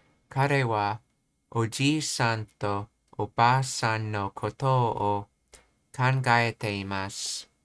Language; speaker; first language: Japanese; non-native, learner; English